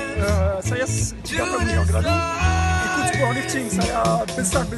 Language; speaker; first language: Indonesian; non-native, learner; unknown